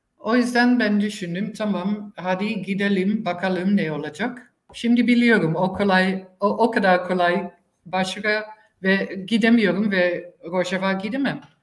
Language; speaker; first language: Turkish; non-native, learner; Dutch